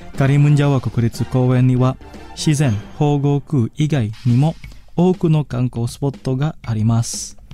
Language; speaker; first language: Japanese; non-native, fluent; Indonesian